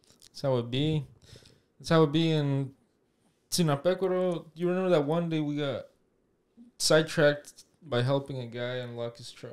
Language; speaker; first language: English; early bilingual, other home language; Spanish